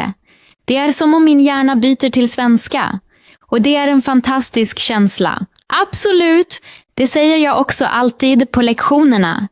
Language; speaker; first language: Swedish; non-native, fluent; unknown